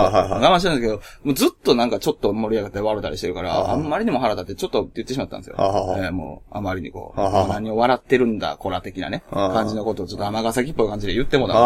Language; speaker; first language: Japanese; native; Japanese